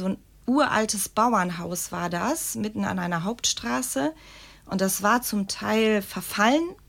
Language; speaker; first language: German; early bilingual, other home language; Czech